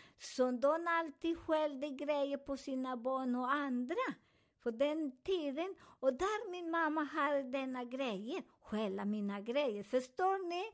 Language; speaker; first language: Swedish; non-native, learner; Spanish